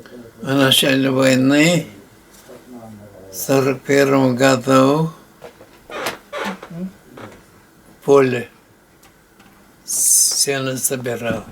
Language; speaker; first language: Russian; non-native, local second language; Bashkir